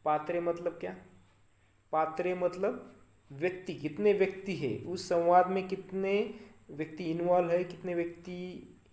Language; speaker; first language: Hindi; non-native, local second language; Marathi